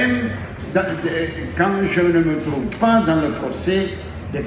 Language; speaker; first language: French; non-native, fluent; Greek